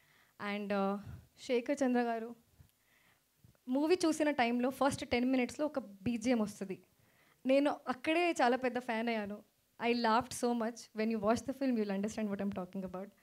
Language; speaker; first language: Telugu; non-native, fluent; Hindi